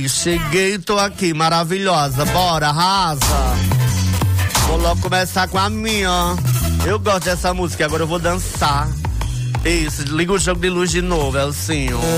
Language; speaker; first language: Portuguese; native; Portuguese